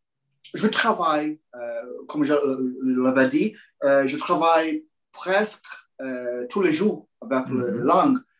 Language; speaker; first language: French; non-native, learner; Portuguese